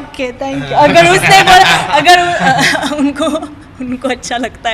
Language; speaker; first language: Hindi; non-native, fluent; English